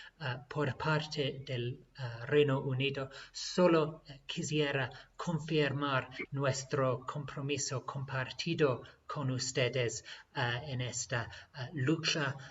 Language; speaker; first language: Spanish; non-native, fluent; English